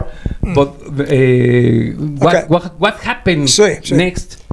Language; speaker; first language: English; non-native, learner; Spanish